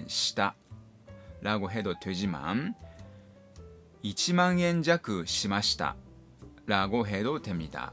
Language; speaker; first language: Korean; non-native, fluent; Japanese